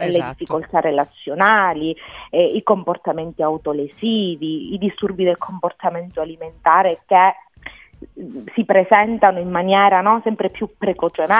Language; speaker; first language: Italian; native; Italian